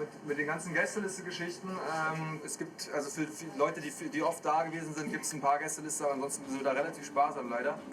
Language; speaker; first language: German; native; German